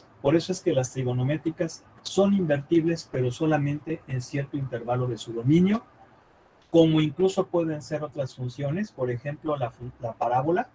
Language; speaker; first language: Spanish; native; Spanish